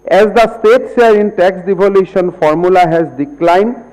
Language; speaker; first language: English; non-native, local second language; Assamese